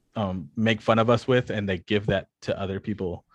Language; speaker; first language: English; non-native, fluent; Spanish